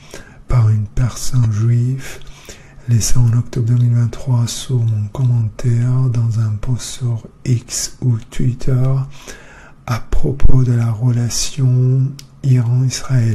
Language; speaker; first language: French; non-native, fluent; Persian